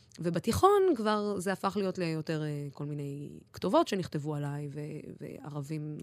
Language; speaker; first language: Hebrew; non-native, local second language; Arabic